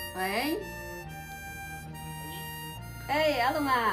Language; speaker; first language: Chinese; non-native, local second language; Hakka Chinese